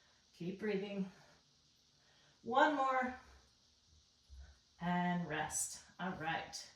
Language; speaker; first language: English; native; English